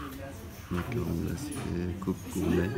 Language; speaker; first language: French; native; French